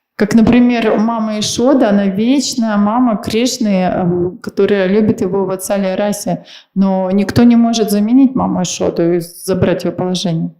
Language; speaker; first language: Russian; native; Russian